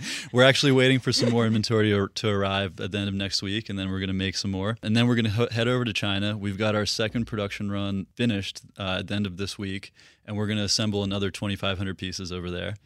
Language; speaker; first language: English; early bilingual, other home language; Russian